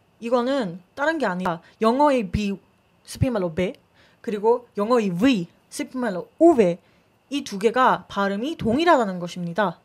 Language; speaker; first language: Korean; non-native, fluent; Spanish